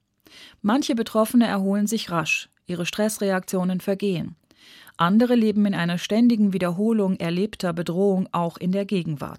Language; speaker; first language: German; native; German